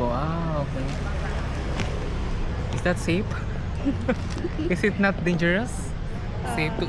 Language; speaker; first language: English; non-native, learner; Filipino